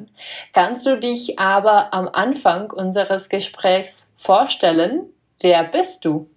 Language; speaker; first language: German; non-native, fluent; Czech